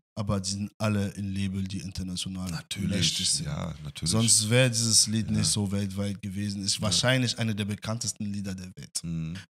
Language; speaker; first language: German; non-native, fluent; French